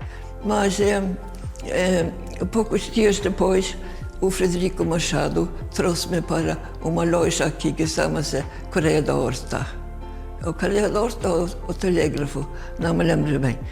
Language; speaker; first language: Portuguese; non-native, fluent; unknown